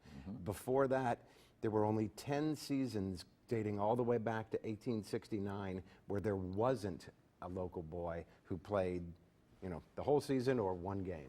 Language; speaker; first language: English; native; English